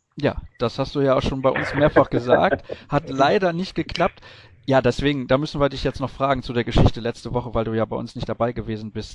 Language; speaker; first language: German; native; German